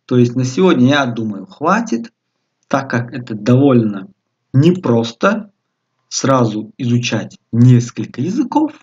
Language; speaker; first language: Russian; non-native, local second language; Tajik